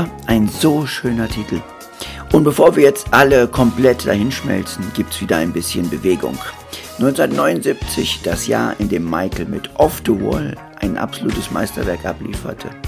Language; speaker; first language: German; native; German